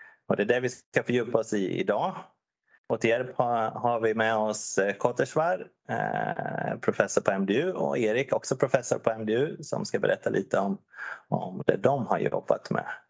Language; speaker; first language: Swedish; native; Swedish